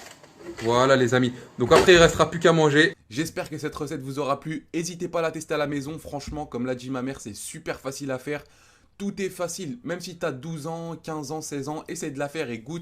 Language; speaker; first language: French; native; French